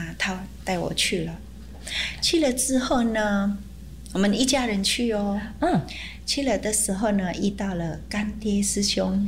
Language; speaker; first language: Chinese; early bilingual, heritage; Chinese